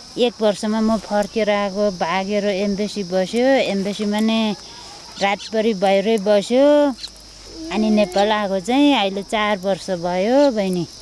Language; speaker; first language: Nepali; non-native, local second language; Eastern Tamang